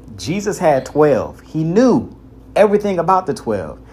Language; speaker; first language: English; native; English